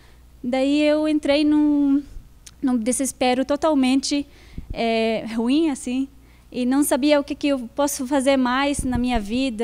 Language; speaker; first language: Portuguese; non-native, fluent; Arabic